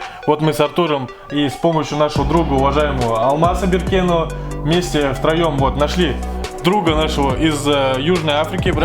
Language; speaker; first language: Russian; native; Russian